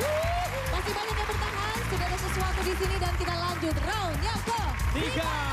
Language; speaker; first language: Indonesian; native; Indonesian